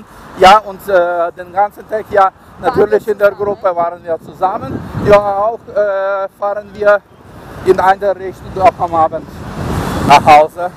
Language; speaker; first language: German; non-native, learner; Ukrainian